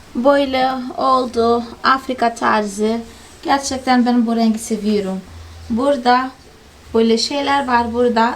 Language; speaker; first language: Turkish; non-native, fluent; Portuguese